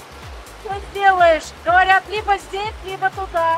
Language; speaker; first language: Russian; native; Russian